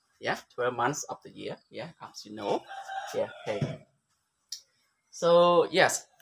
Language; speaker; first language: English; non-native, learner; Khmer